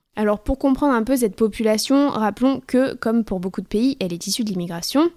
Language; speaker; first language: French; native; French